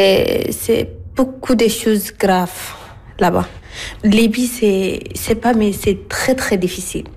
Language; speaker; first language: French; non-native, learner; Arabic